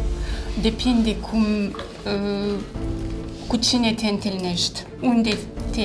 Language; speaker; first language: Romanian; non-native, fluent; French